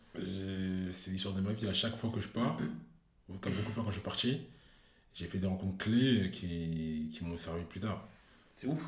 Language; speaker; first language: French; native; French